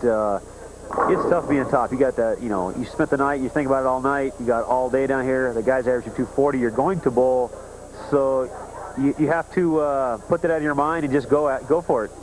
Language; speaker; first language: English; native; English